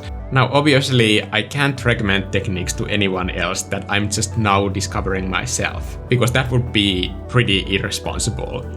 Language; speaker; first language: English; non-native, fluent; Finnish